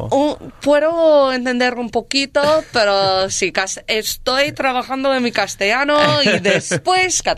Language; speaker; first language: Spanish; non-native, learner; English